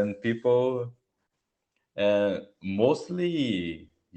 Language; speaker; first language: English; non-native, learner; Portuguese